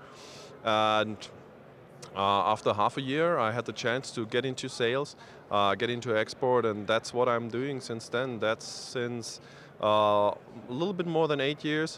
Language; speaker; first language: English; non-native, fluent; German